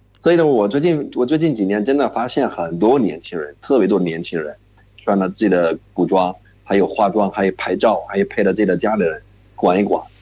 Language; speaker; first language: Chinese; non-native, fluent; Arabic